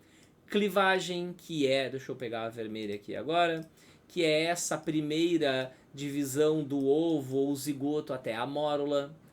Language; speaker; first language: Portuguese; native; Portuguese